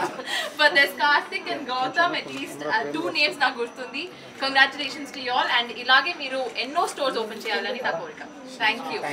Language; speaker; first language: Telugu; non-native, learner; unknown